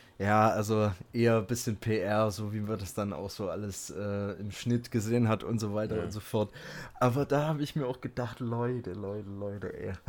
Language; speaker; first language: German; native; German